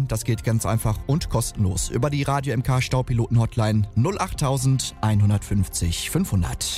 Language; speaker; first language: German; native; German